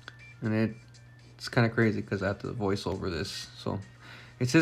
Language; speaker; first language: English; native; English